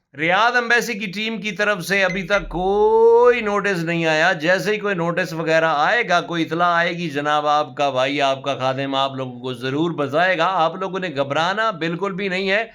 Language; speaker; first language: Urdu; non-native, local second language; Punjabi